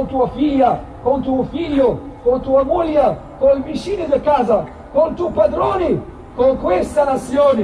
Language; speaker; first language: Italian; non-native, fluent; Arabic